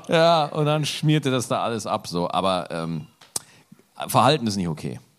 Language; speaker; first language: German; native; German